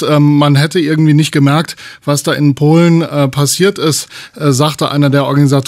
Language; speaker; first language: German; native; German